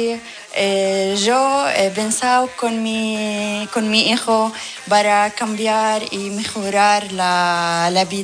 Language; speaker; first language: Spanish; non-native, learner; Arabic